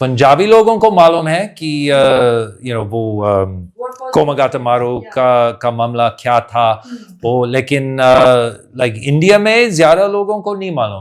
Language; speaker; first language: Hindi; non-native, fluent; English